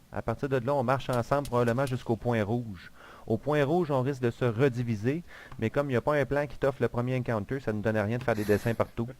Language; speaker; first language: French; native; French